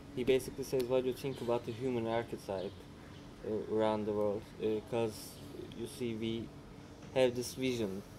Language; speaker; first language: English; non-native, fluent; Turkish